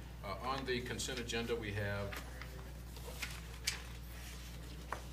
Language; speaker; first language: English; native; English